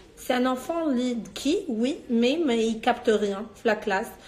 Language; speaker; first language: French; non-native, local second language; Arabic